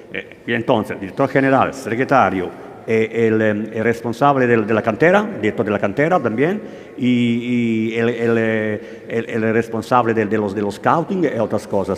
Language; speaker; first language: Spanish; non-native, learner; Italian